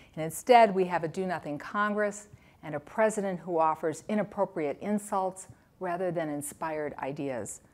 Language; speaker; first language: English; native; English